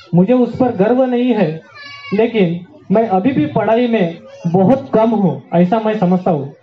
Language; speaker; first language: Hindi; non-native, local second language; Marathi